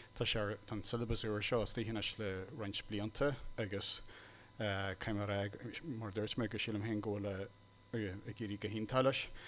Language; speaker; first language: Irish; native; Irish